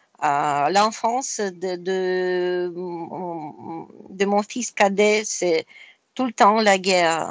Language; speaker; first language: French; non-native, fluent; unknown